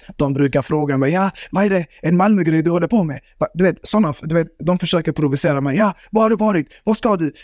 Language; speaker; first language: Swedish; early bilingual, other home language; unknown